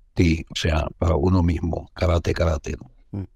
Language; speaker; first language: Spanish; non-native, fluent; Arabic